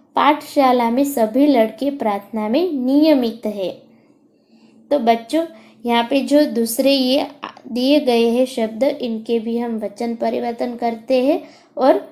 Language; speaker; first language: Hindi; non-native, local second language; Gujarati